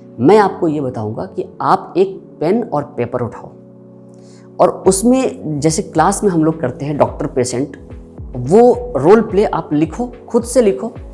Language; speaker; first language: Hindi; native; Hindi